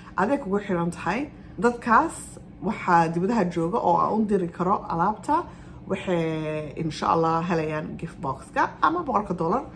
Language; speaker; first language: Somali; early bilingual, heritage; Somali